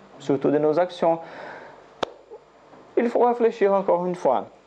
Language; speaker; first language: French; non-native, learner; Portuguese